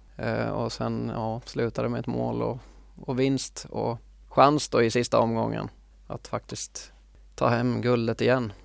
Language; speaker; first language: Swedish; native; Swedish